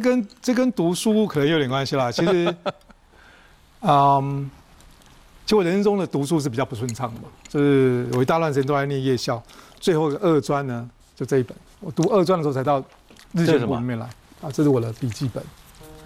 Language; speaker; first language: Chinese; native; Chinese